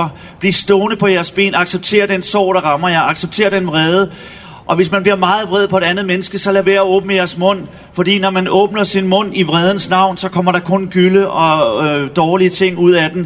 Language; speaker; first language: Danish; native; Danish